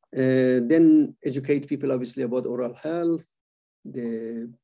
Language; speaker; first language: English; non-native, fluent; Persian